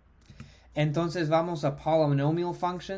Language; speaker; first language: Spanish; non-native, fluent; English